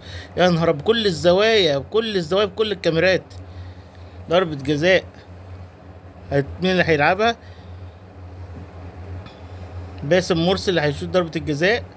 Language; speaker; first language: Arabic; native; Arabic